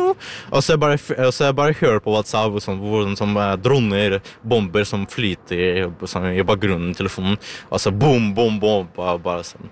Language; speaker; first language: Norwegian; non-native, learner; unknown